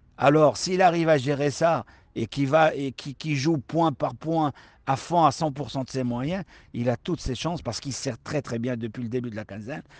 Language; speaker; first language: French; non-native, local second language; Arabic